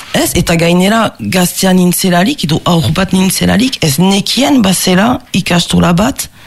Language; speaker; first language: Basque; non-native, local second language; French